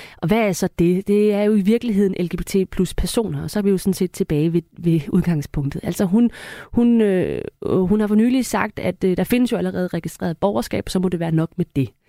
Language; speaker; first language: Danish; native; Danish